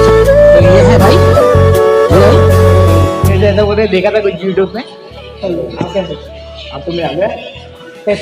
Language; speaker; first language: Hindi; native; Hindi